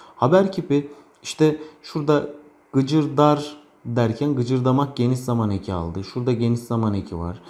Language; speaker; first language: Turkish; native; Turkish